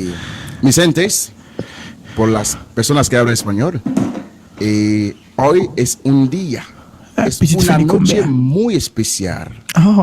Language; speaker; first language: Spanish; non-native, learner; Haitian Creole